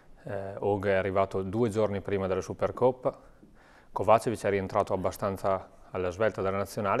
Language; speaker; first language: Italian; native; Italian